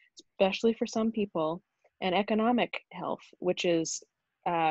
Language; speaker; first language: English; native; English